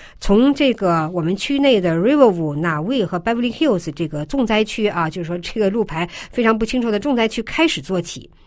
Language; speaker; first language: Chinese; native; Chinese